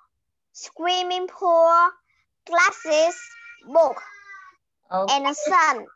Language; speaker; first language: English; non-native, learner; Vietnamese